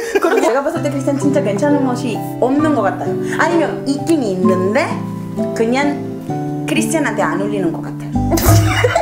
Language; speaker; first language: Korean; non-native, fluent; Spanish